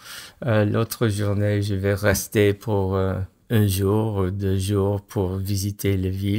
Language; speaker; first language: French; non-native, fluent; English